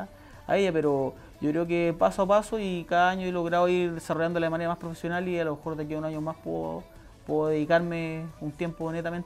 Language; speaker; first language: Spanish; native; Spanish